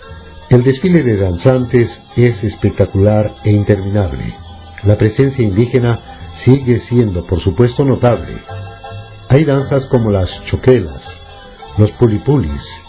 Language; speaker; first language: Spanish; native; Spanish